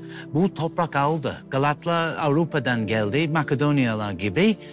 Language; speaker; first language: Turkish; non-native, learner; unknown